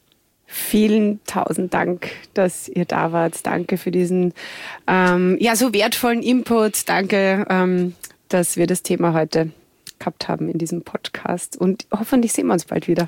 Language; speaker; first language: German; native; German